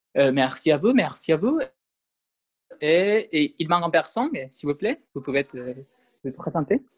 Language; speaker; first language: French; non-native, learner; Spanish